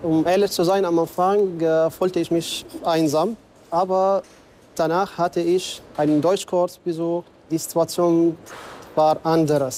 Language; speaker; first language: German; non-native, learner; Arabic